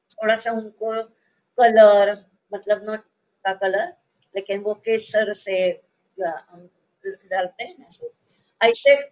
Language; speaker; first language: Hindi; non-native, local second language; Marathi